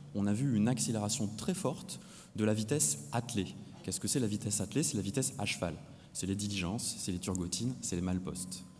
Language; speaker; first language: French; native; French